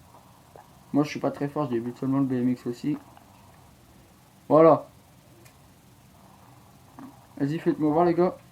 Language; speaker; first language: French; native; French